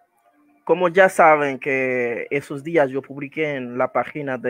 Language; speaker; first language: Spanish; non-native, fluent; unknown